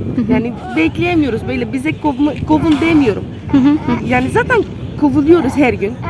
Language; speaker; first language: Turkish; non-native, fluent; Arabic